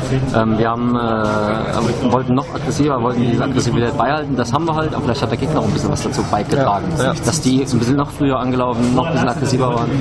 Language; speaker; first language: German; native; German